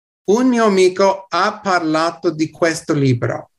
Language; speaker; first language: Italian; non-native, learner; English